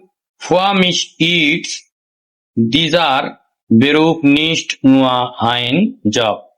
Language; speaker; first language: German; non-native, learner; Bangla